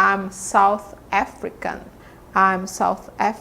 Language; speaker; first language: English; non-native, fluent; Portuguese